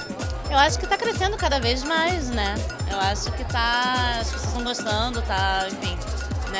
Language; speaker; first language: Portuguese; native; Portuguese